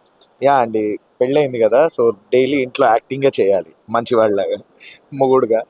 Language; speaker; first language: Telugu; native; Telugu